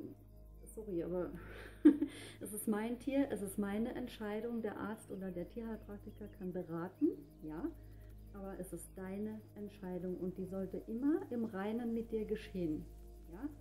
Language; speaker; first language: German; native; German